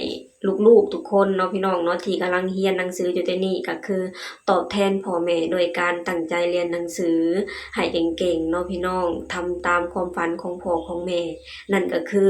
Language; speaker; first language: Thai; non-native, local second language; Lao